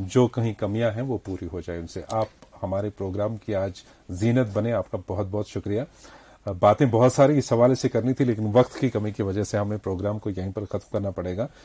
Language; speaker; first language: Hindi; non-native, local second language; Kashmiri